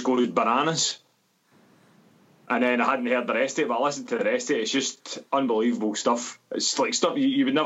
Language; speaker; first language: English; native; English